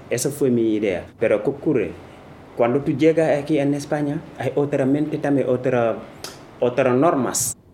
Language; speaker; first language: Spanish; non-native, fluent; Wolof